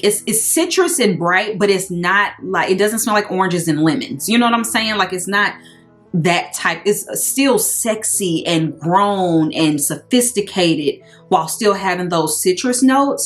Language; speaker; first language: English; native; English